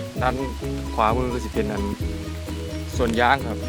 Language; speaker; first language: Thai; non-native, local second language; Northeastern Thai